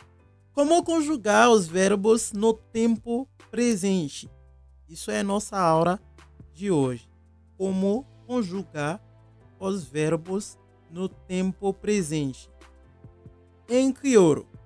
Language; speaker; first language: Portuguese; non-native, local second language; Haitian Creole